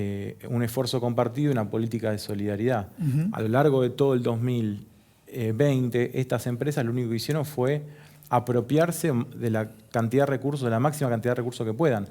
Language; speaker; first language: Spanish; native; Spanish